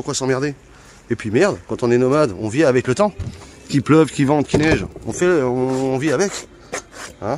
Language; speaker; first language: French; native; French